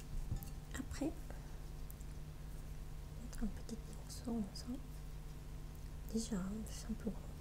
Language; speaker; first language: French; non-native, learner; Japanese